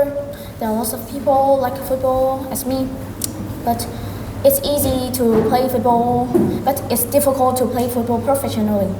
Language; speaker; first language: English; non-native, learner; Vietnamese